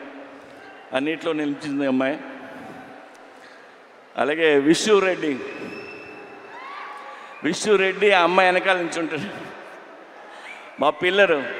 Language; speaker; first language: Telugu; native; Telugu